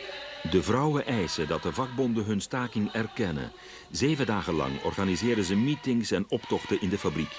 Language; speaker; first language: Dutch; native; Dutch